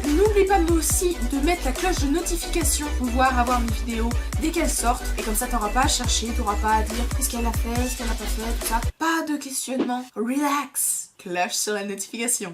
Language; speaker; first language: French; native; French